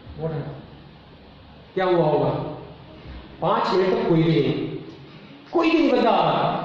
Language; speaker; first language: Hindi; native; Hindi